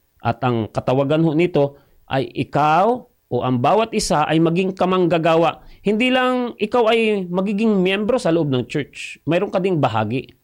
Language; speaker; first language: Filipino; non-native, local second language; Cebuano